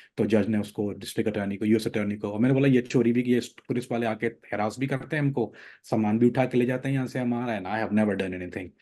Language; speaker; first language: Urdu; native; Urdu